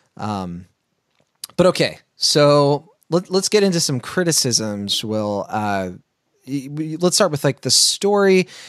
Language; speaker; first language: English; native; English